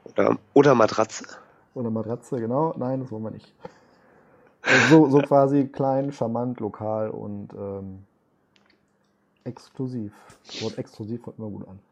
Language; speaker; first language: German; native; German